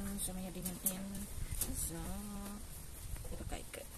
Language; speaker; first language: Dutch; non-native, learner; Indonesian